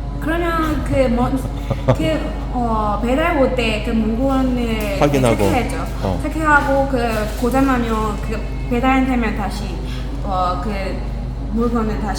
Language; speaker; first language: Korean; non-native, learner; Burmese